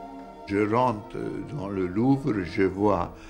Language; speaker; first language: French; non-native, fluent; Hungarian